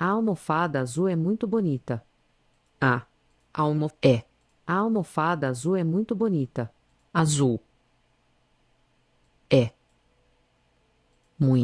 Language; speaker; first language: Portuguese; non-native, learner; English